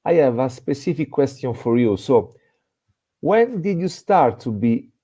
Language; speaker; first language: English; non-native, fluent; Italian